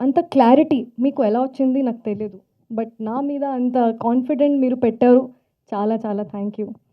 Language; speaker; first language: Telugu; non-native, fluent; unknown